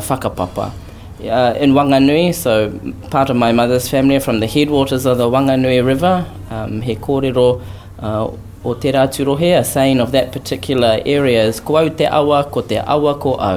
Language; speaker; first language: English; native; English